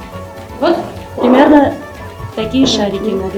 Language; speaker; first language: Russian; non-native, fluent; Armenian